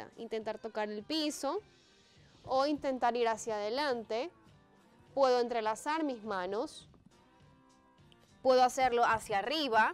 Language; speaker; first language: Spanish; native; Spanish